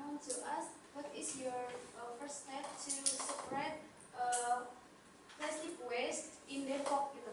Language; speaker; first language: English; non-native, learner; Indonesian